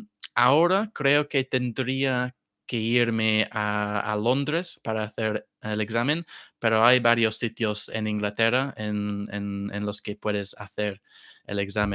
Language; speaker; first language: Spanish; non-native, fluent; English